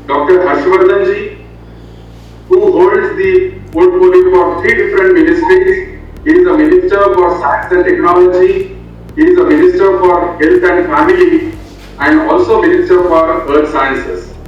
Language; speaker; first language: English; non-native, local second language; Hindi